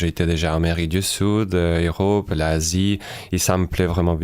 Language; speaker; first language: French; non-native, fluent; Ukrainian